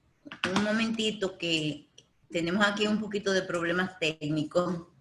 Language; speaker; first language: Spanish; native; Spanish